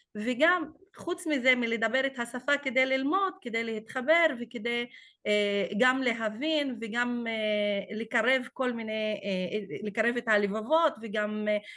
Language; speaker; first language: Hebrew; non-native, local second language; Arabic